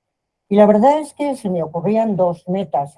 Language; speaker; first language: Spanish; native; Spanish